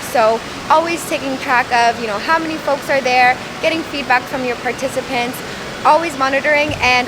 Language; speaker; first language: English; native; English